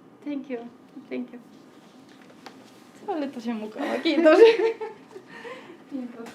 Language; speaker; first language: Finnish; non-native, learner; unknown